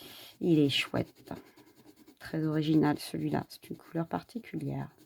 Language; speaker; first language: French; native; French